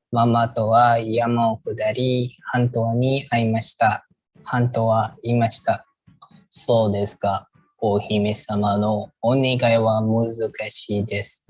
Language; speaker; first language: Japanese; non-native, learner; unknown